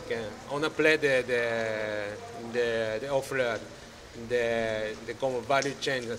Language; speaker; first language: French; non-native, learner; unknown